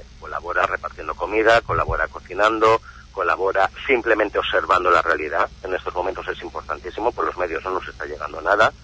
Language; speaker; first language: Spanish; native; Spanish